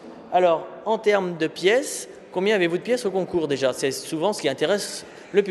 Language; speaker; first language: French; native; French